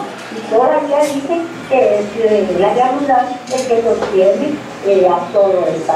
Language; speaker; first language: Spanish; native; Spanish